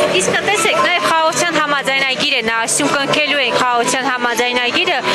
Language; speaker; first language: Armenian; native; Armenian